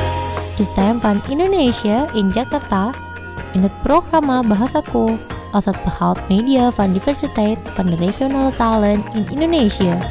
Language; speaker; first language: Dutch; non-native, fluent; Indonesian